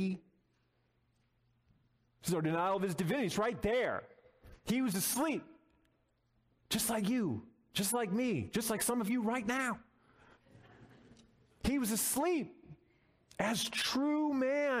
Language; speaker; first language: English; native; English